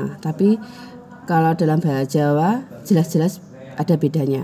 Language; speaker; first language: Indonesian; native; Indonesian